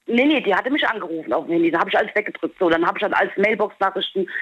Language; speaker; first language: German; native; German